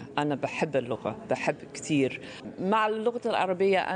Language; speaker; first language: Arabic; non-native, fluent; English